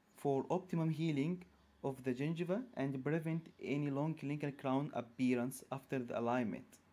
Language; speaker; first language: English; non-native, fluent; Arabic